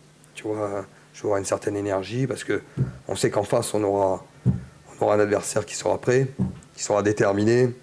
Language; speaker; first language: French; native; French